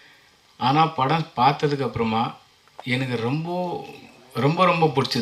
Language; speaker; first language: Tamil; non-native, fluent; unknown